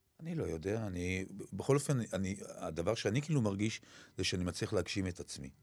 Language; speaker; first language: Hebrew; early bilingual, other home language; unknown